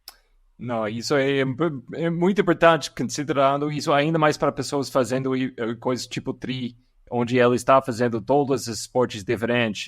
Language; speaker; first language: Portuguese; non-native, fluent; English